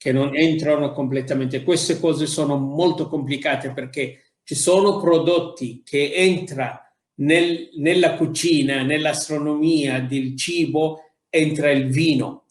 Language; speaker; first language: Italian; non-native, fluent; Arabic